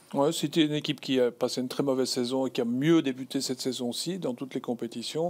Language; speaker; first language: French; native; French